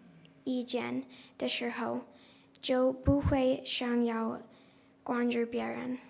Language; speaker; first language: Chinese; non-native, learner; English